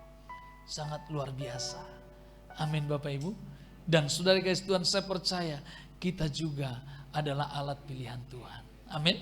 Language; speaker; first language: Indonesian; native; Indonesian